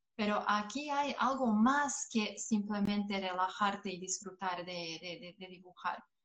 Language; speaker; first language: Spanish; non-native, fluent; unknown